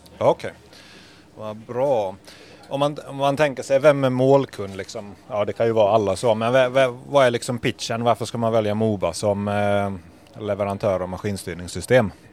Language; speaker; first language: Swedish; native; Swedish